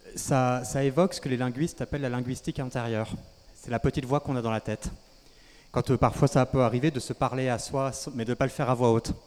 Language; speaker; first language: French; native; French